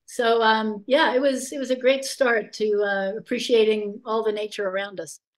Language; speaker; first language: English; native; English